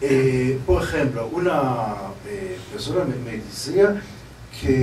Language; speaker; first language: Spanish; non-native, learner; Hebrew